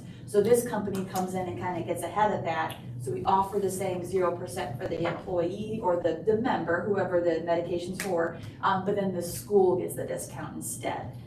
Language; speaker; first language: English; native; English